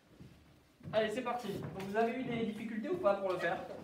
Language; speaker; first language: French; native; French